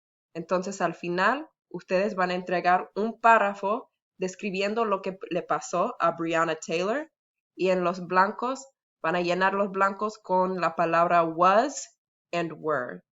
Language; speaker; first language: Spanish; early bilingual, heritage; Spanish